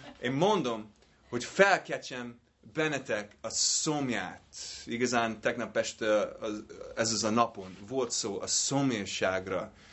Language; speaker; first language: Hungarian; non-native, fluent; English